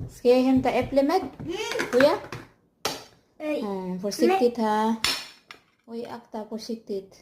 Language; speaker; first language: Swedish; non-native, learner; Filipino